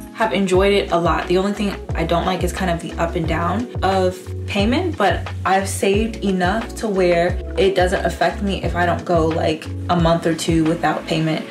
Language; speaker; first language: English; native; English